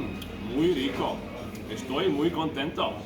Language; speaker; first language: Spanish; non-native, learner; Estonian